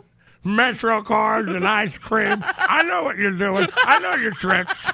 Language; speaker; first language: English; native; English